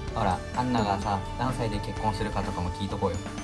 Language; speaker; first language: Japanese; native; Japanese